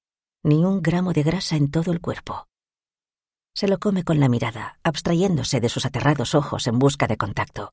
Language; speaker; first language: Spanish; native; Spanish